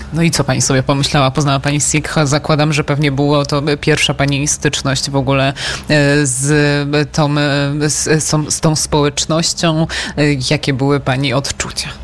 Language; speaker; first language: Polish; native; Polish